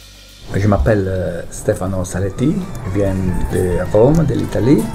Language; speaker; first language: French; non-native, fluent; Italian